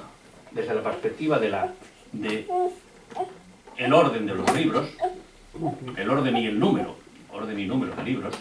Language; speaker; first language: Spanish; native; Spanish